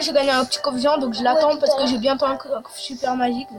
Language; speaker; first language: French; native; French